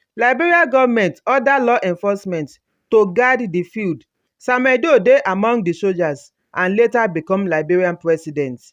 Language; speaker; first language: Nigerian Pidgin; native; Nigerian Pidgin